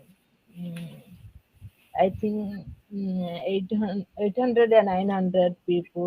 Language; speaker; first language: English; non-native, learner; Odia